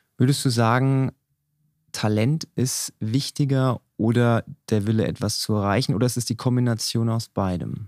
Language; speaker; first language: German; native; German